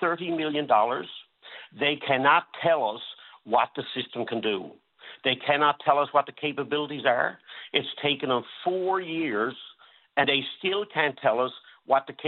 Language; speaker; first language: English; native; English